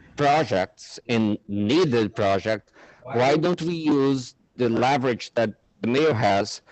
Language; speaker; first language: English; non-native, fluent; Portuguese